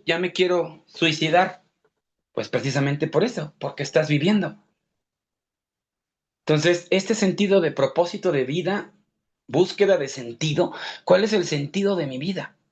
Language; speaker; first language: Spanish; native; Spanish